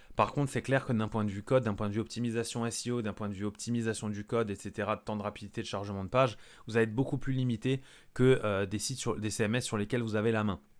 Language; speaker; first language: French; native; French